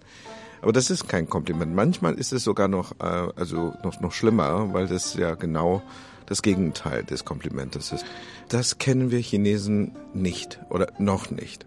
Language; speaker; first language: German; non-native, fluent; Chinese